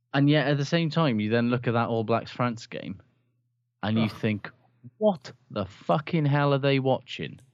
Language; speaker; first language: English; native; English